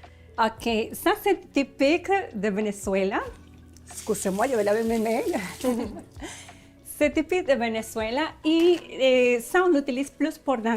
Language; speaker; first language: French; non-native, learner; Spanish